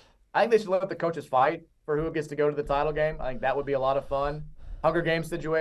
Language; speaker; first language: English; native; English